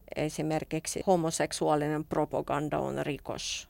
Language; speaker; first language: Finnish; non-native, fluent; Russian